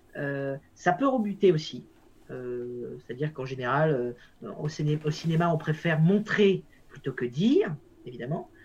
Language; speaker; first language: French; native; French